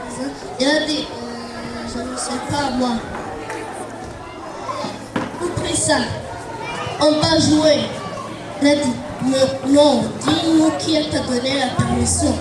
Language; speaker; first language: French; non-native, learner; Kinyarwanda